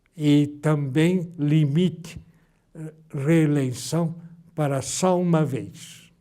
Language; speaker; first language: Portuguese; early bilingual, other home language; Japanese